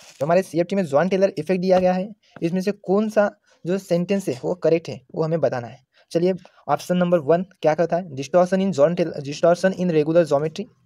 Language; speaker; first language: Hindi; non-native, local second language; Marathi